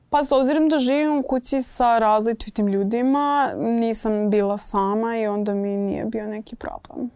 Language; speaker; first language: Serbian; non-native, fluent; English